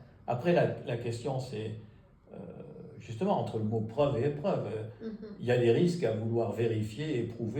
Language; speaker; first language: French; native; French